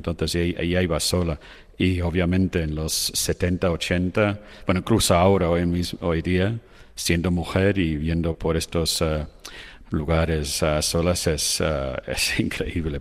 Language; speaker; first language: Spanish; non-native, fluent; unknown